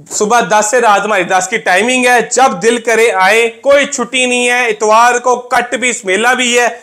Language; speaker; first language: Urdu; non-native, local second language; Punjabi